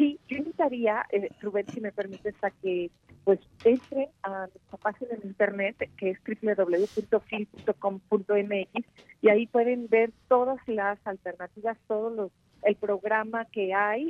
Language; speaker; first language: Spanish; native; Spanish